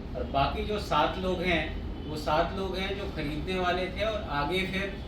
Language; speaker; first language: Hindi; non-native, local second language; Marathi